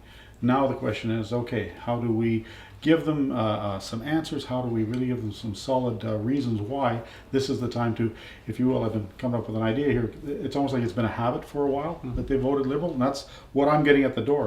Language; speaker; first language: English; native; English